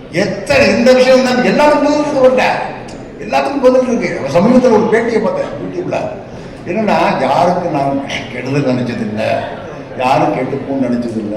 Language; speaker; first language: Tamil; native; Tamil